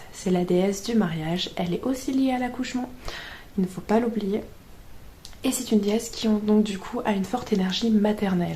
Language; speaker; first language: French; native; French